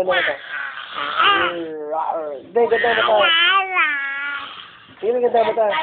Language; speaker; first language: Filipino; native; Filipino